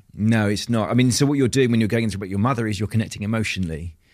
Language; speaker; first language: English; native; English